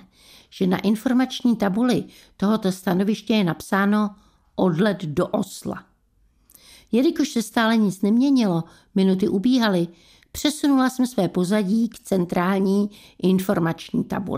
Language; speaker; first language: Czech; native; Czech